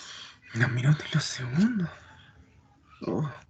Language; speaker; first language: Spanish; native; Spanish